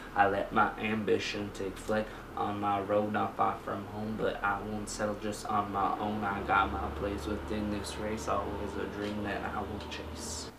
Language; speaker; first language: English; native; English